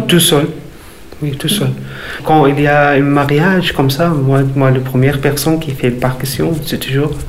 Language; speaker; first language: French; non-native, learner; Arabic